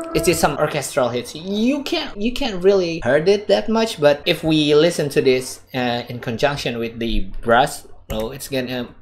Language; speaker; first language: English; non-native, fluent; Indonesian